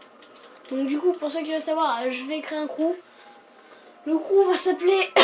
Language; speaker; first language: French; native; French